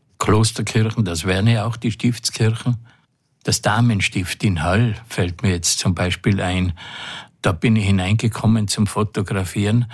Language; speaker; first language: German; native; German